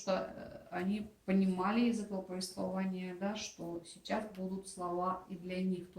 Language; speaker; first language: Russian; native; Russian